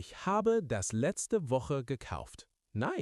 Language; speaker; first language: German; non-native, learner; English